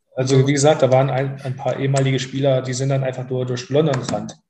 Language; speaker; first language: German; native; German